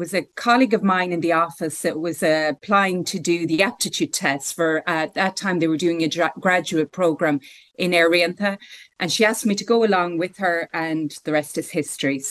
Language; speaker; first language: English; native; English